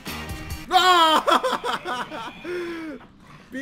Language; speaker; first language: Spanish; native; Spanish